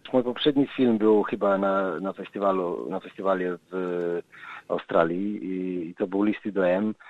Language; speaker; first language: Polish; non-native, fluent; Slovenian